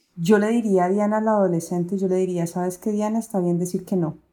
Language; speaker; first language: Spanish; native; Spanish